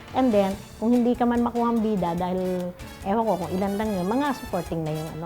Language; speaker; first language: Filipino; native; Filipino